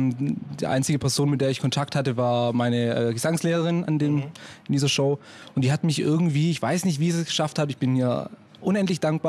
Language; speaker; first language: German; native; German